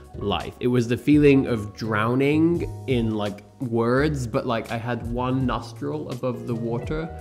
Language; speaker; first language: English; native; English